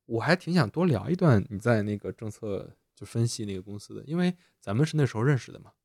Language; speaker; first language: Chinese; native; Chinese